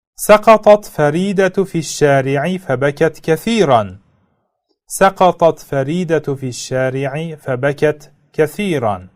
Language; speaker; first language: Arabic; non-native, fluent; Uzbek